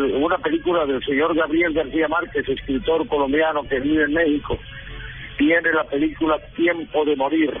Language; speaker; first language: Spanish; native; Spanish